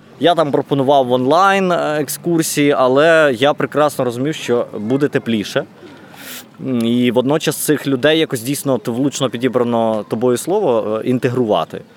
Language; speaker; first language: Ukrainian; native; Ukrainian